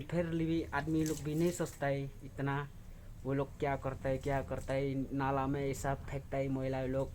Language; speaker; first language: Hindi; non-native, local second language; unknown